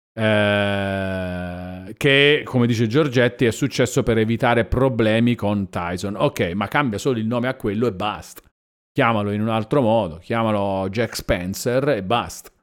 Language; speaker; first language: Italian; native; Italian